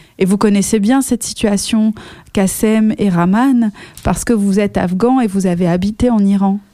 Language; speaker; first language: French; native; French